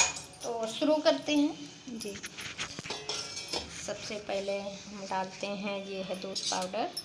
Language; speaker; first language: Hindi; native; Hindi